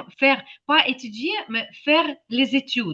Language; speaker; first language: French; non-native, fluent; Ukrainian